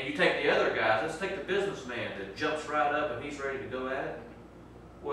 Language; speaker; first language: English; native; English